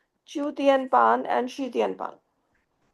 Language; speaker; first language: Chinese; non-native, learner; Hindi